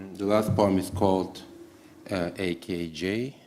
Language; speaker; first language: English; non-native, fluent; Turkish